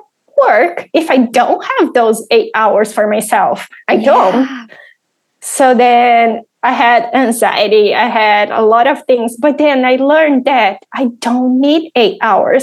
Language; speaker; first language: English; non-native, fluent; Portuguese